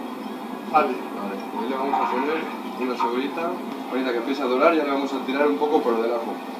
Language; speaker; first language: Spanish; native; Spanish